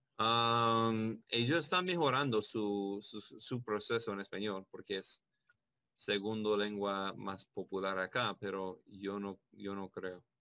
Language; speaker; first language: Spanish; non-native, learner; English